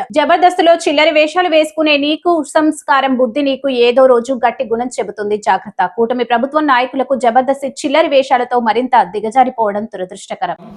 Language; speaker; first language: Telugu; native; Telugu